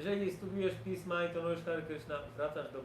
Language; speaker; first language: Polish; native; Polish